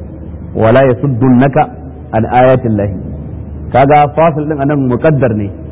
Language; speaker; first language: Arabic; non-native, fluent; Hausa